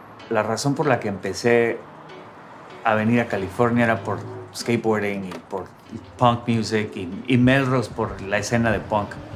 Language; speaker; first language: Spanish; native; Spanish